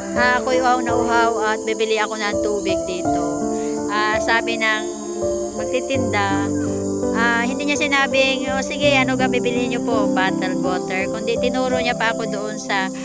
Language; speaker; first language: Filipino; non-native, local second language; Hiligaynon